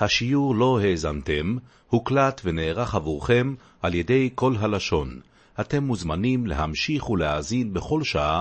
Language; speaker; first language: Hebrew; native; Hebrew